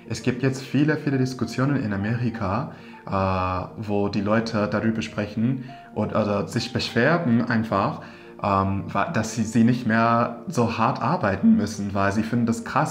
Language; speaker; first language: German; non-native, fluent; English